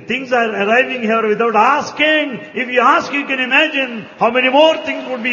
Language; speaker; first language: English; non-native, local second language; Telugu